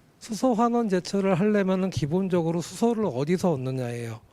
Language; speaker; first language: Korean; native; Korean